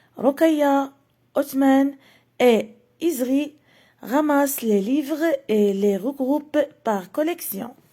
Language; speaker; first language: French; non-native, local second language; Arabic